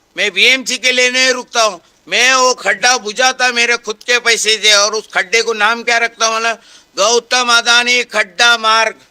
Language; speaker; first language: Hindi; non-native, local second language; Marathi